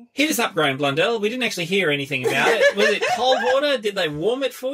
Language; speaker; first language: English; native; English